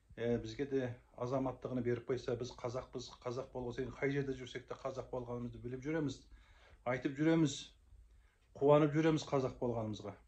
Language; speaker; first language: Kazakh; early bilingual, heritage; Kazakh